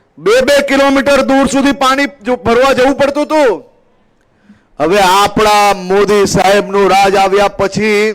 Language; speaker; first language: Gujarati; native; Gujarati